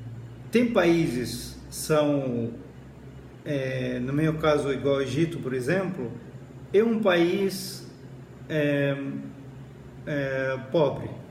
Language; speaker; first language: Portuguese; non-native, fluent; Arabic